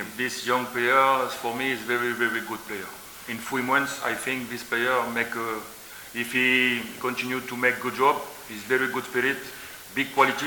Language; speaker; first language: English; non-native, learner; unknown